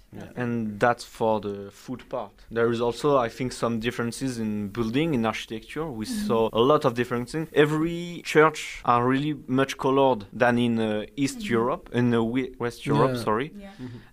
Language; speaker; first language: English; non-native, learner; French